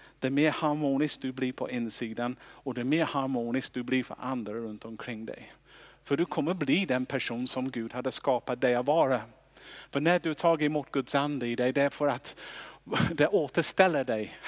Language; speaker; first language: Swedish; non-native, fluent; English